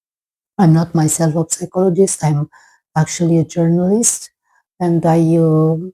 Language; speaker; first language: English; non-native, fluent; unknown